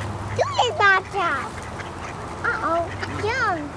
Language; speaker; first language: Polish; early bilingual, heritage; Polish